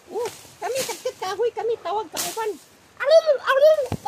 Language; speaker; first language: Cebuano; non-native, local second language; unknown